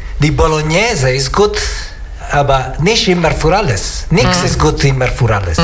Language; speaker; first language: German; non-native, learner; Italian